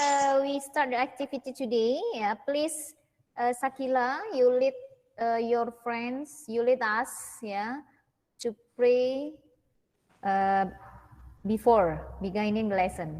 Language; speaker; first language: English; non-native, fluent; Indonesian